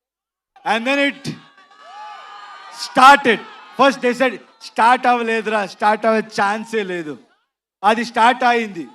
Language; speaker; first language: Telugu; non-native, learner; Kannada